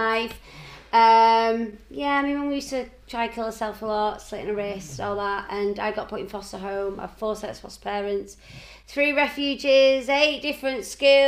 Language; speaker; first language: English; native; English